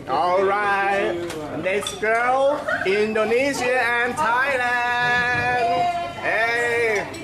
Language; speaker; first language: English; non-native, learner; Thai